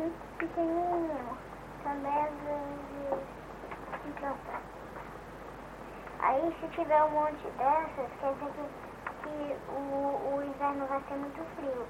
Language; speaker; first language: Portuguese; early bilingual, heritage; Portuguese